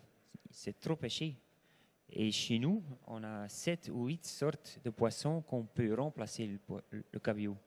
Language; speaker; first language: French; non-native, local second language; Dutch